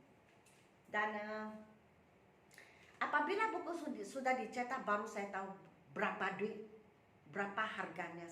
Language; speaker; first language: Malay; non-native, local second language; Min Nan Chinese